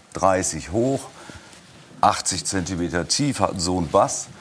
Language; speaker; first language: German; native; German